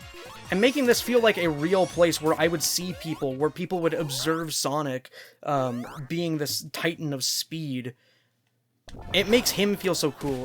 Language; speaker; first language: English; native; English